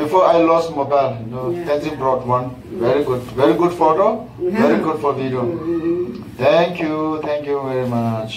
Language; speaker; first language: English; non-native, learner; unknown